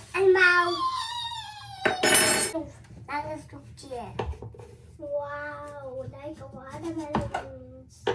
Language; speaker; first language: Dutch; early bilingual, other home language; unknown